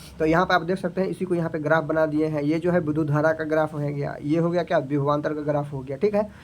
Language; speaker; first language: Hindi; native; Hindi